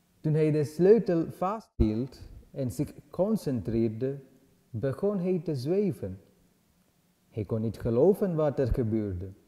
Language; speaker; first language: Dutch; non-native, learner; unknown